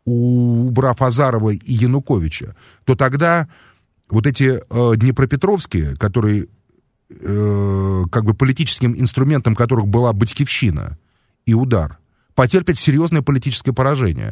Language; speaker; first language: Russian; native; Russian